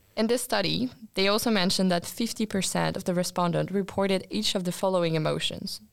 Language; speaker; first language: English; non-native, fluent; French